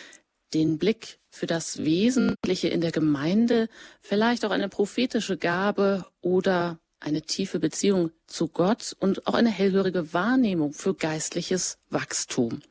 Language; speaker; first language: German; native; German